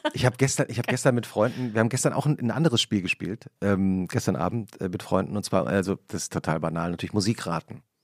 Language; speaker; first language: German; native; German